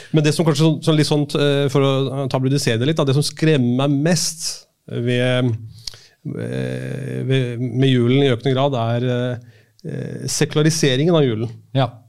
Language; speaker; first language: Norwegian; early bilingual, other home language; Urdu